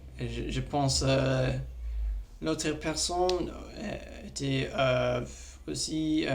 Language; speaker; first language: French; non-native, learner; English